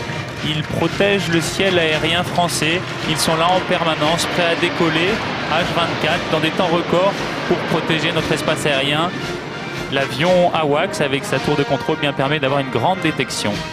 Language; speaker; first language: French; native; French